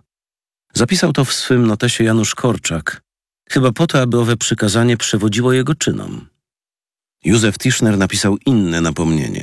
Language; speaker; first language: Polish; native; Polish